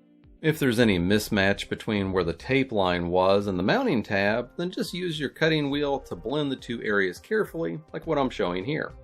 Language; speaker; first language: English; native; English